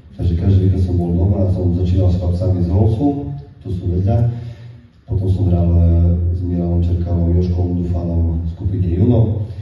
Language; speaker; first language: Slovak; non-native, local second language; Rusyn